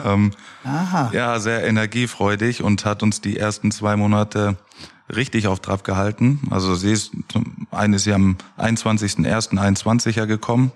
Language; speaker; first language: German; native; German